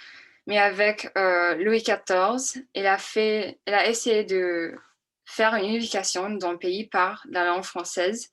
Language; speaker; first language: French; non-native, fluent; English